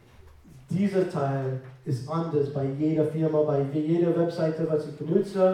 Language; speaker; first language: German; non-native, fluent; English